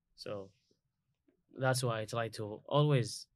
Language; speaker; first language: English; non-native, learner; Arabic